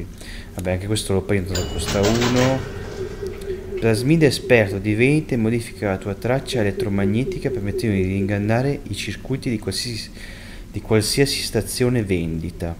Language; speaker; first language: Italian; native; Italian